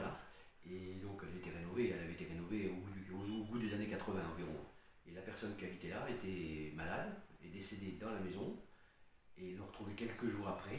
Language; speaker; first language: French; native; French